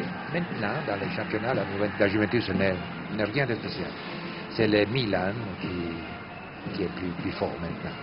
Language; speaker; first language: French; non-native, fluent; Italian